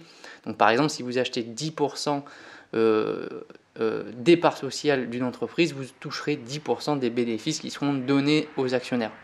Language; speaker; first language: French; native; French